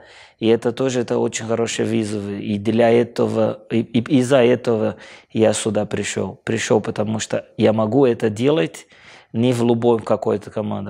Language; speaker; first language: Russian; non-native, fluent; Portuguese